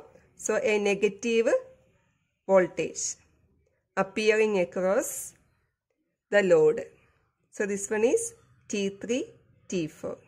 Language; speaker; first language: English; non-native, local second language; Malayalam